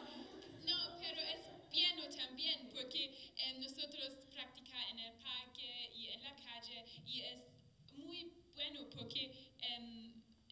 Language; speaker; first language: Spanish; non-native, learner; German